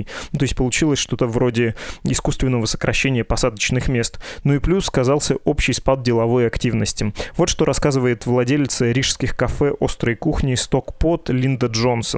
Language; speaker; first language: Russian; native; Russian